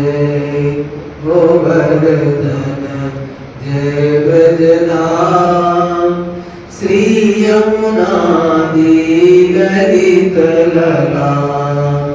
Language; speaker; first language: Hindi; native; Hindi